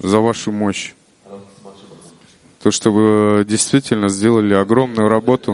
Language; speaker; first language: Russian; non-native, local second language; Kyrgyz